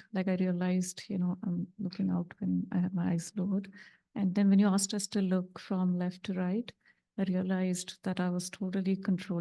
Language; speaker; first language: English; non-native, fluent; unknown